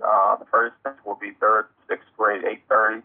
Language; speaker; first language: English; native; English